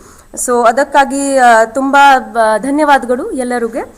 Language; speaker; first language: Kannada; non-native, local second language; Hindi